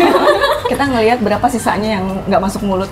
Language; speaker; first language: Indonesian; native; Indonesian